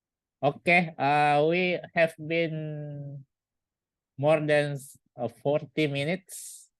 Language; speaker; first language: English; non-native, learner; Indonesian